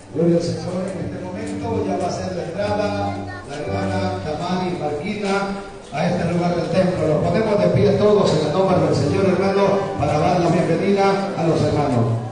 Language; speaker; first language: Spanish; native; Spanish